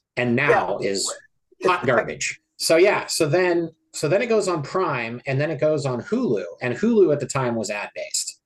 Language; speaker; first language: English; native; English